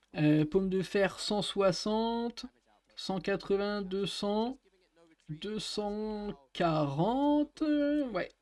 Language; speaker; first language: French; native; French